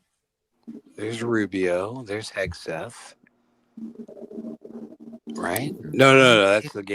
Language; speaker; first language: English; native; English